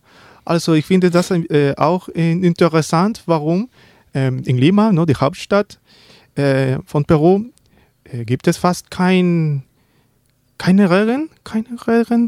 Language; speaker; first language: German; non-native, learner; Spanish